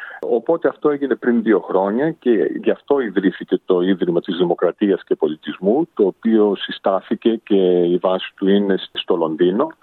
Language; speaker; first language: Greek; early bilingual, heritage; Greek